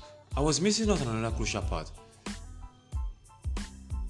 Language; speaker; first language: English; non-native, local second language; Igbo